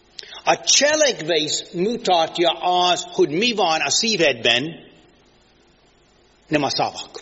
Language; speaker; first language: Hungarian; non-native, fluent; English